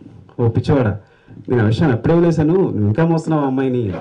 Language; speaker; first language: Telugu; native; Telugu